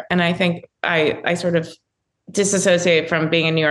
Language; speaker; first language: English; native; English